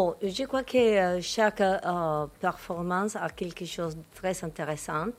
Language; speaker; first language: French; non-native, fluent; Spanish